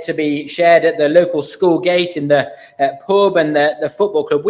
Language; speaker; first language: English; native; English